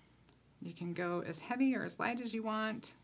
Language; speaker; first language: English; native; English